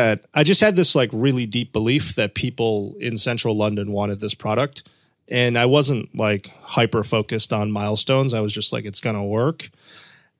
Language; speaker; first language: English; native; English